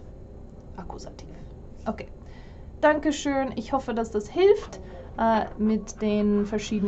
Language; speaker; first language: German; non-native, fluent; English